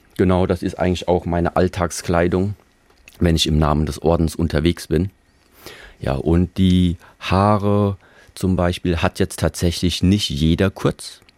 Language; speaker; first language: German; early bilingual, other home language; Vietnamese